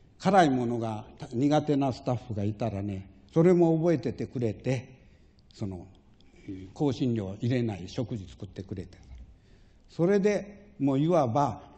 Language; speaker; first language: Japanese; native; Japanese